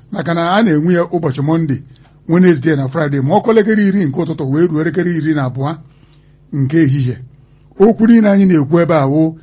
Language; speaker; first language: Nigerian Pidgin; non-native, local second language; Igbo